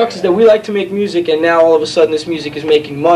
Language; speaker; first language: English; native; English